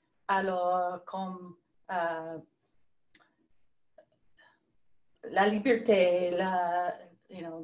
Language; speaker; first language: French; non-native, learner; English